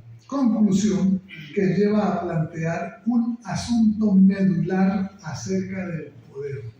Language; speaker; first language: Spanish; native; Spanish